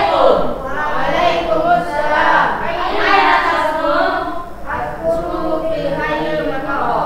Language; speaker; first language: Arabic; non-native, learner; Indonesian